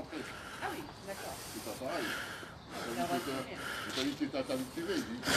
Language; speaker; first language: French; native; French